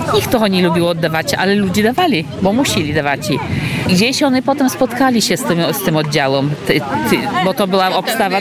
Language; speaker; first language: Polish; non-native, local second language; Belarusian